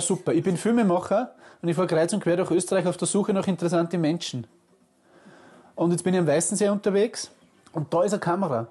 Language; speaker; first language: German; native; German